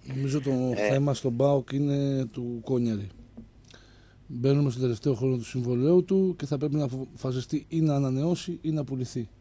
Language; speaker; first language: Greek; native; Greek